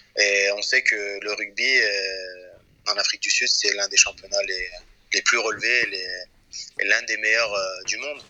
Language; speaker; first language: French; early bilingual, other home language; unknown